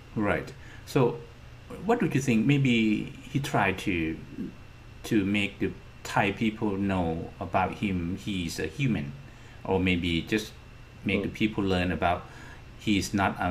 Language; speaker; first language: English; non-native, fluent; Thai